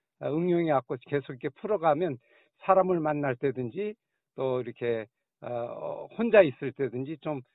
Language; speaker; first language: Korean; native; Korean